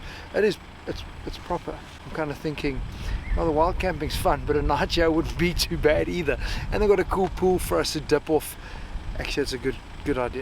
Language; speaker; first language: English; native; English